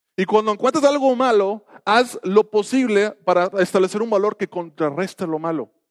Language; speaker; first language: Spanish; non-native, fluent; English